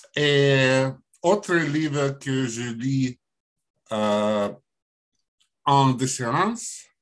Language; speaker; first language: French; non-native, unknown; Russian